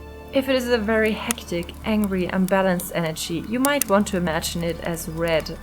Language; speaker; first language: English; non-native, fluent; German